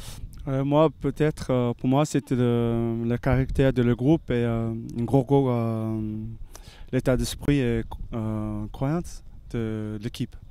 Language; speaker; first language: French; non-native, learner; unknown